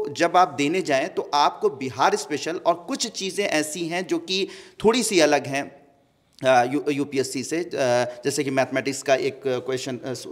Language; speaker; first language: Hindi; native; Hindi